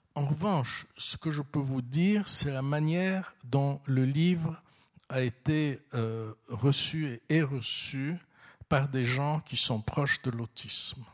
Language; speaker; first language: French; early bilingual, other home language; Turkish